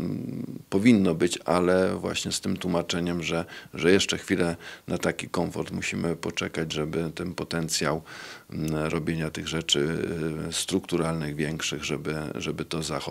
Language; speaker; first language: Polish; native; Polish